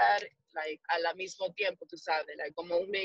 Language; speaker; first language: Spanish; early bilingual, heritage; English